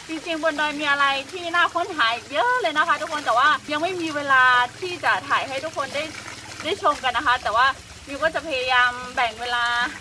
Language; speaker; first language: Thai; non-native, local second language; Akha